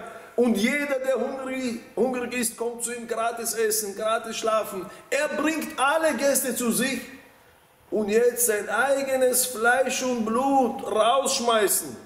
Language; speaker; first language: German; non-native, fluent; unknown